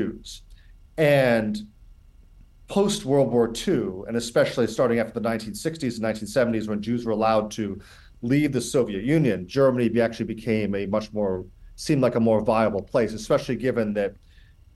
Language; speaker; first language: English; native; English